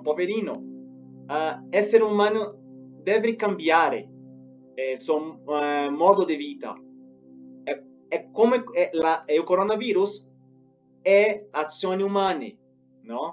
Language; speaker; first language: Italian; non-native, fluent; Spanish